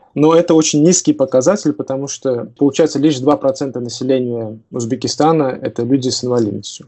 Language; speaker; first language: Russian; non-native, local second language; Tajik